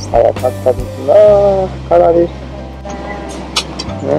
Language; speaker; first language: Japanese; native; Japanese